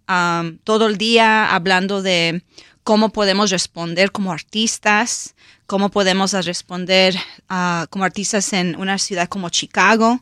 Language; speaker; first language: Spanish; non-native, local second language; English